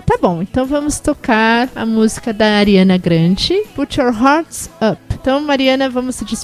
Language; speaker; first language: Portuguese; native; Portuguese